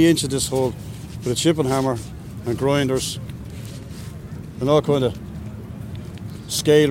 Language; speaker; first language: English; native; English